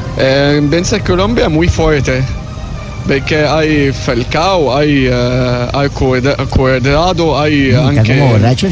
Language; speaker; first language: Spanish; non-native, learner; Arabic